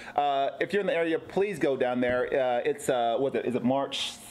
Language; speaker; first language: English; native; English